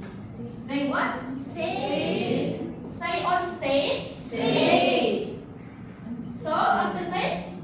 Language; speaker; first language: English; non-native, fluent; Indonesian